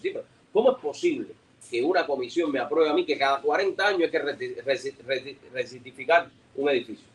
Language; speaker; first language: Spanish; native; Spanish